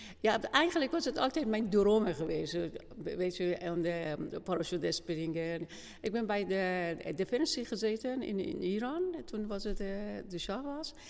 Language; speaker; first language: Dutch; non-native, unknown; Persian